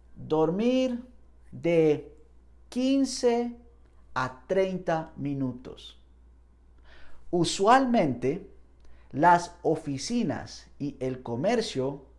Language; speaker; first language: Spanish; non-native, fluent; English